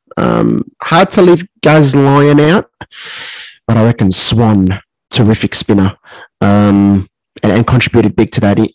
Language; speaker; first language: English; native; English